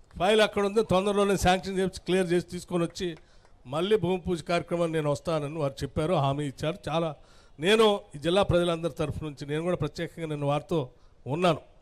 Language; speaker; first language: Telugu; native; Telugu